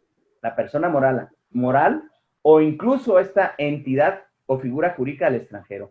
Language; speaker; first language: Spanish; native; Spanish